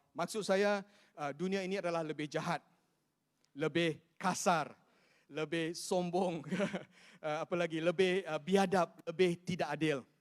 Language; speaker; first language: Malay; non-native, local second language; Chinese